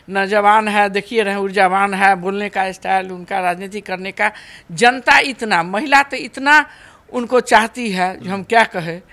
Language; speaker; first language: Hindi; native; Hindi